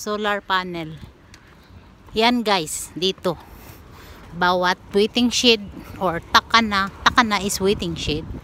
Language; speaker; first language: English; non-native, local second language; Filipino